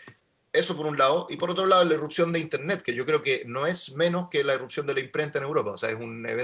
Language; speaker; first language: Spanish; native; Spanish